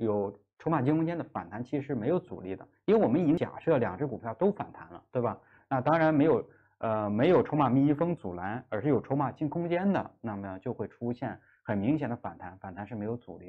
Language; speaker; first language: Chinese; native; Chinese